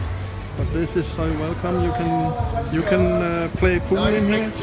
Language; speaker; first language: English; non-native, fluent; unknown